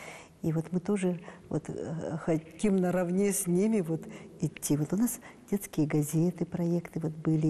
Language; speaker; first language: Russian; non-native, local second language; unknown